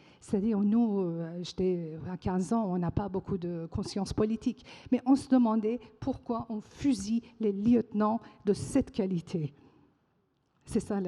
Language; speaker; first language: French; non-native, fluent; Persian